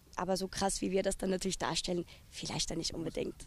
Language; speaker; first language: German; native; German